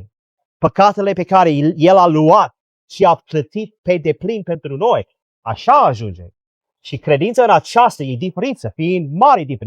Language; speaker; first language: Romanian; non-native, learner; English